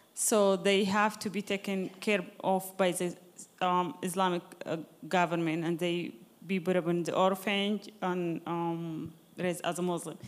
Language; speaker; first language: English; non-native, fluent; Arabic